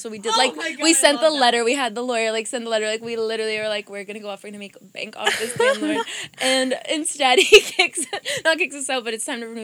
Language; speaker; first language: English; early bilingual, other home language; Portuguese